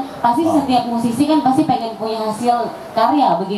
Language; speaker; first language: Indonesian; native; Indonesian